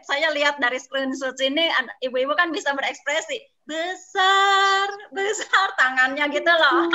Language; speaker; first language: Indonesian; native; Indonesian